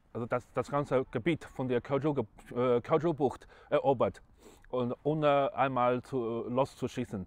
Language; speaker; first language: German; non-native, fluent; Chinese